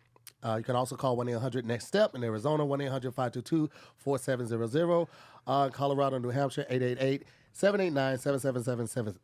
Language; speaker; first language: English; native; English